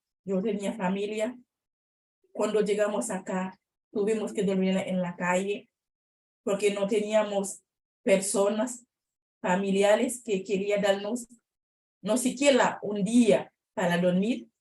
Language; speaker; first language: Spanish; non-native, learner; Haitian Creole